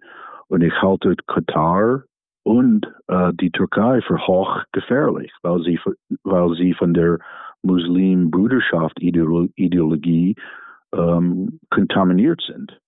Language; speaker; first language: German; non-native, fluent; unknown